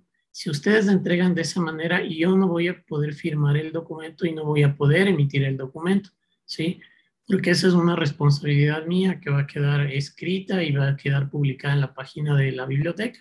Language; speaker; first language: Spanish; native; Spanish